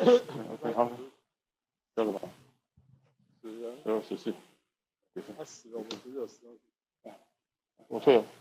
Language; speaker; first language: Chinese; native; Chinese